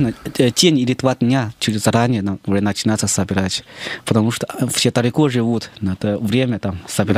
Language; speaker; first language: Russian; non-native, fluent; Chinese